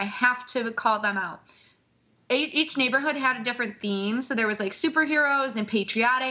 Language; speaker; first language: English; native; English